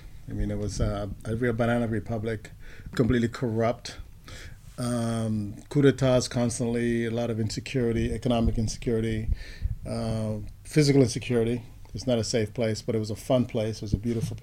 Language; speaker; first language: English; non-native, fluent; Spanish